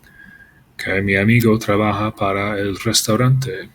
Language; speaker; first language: Spanish; non-native, fluent; English